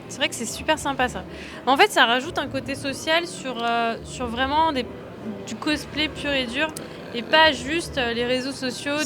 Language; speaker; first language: French; native; French